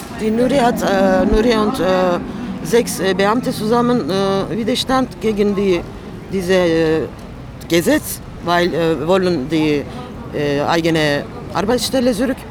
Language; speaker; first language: German; non-native, learner; Turkish